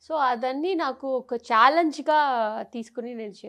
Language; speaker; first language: Telugu; non-native, local second language; Tamil